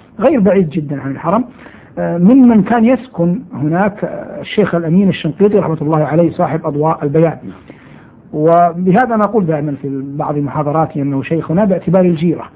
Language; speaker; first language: Arabic; native; Arabic